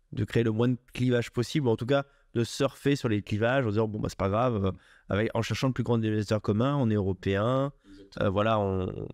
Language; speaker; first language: French; native; French